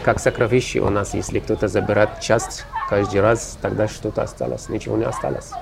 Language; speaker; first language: Russian; non-native, learner; Arabic